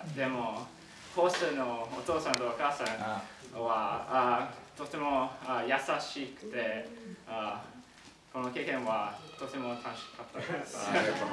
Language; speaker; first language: Japanese; non-native, learner; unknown